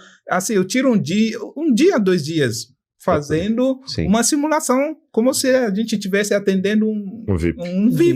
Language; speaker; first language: Portuguese; non-native, fluent; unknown